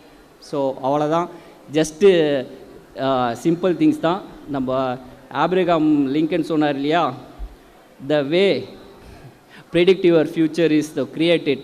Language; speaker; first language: Tamil; native; Tamil